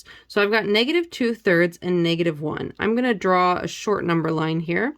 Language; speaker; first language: English; native; English